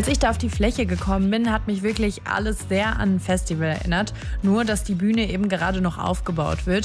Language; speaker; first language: German; native; German